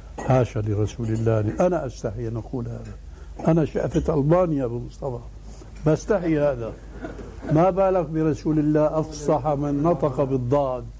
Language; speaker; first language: Arabic; early bilingual, other home language; Albanian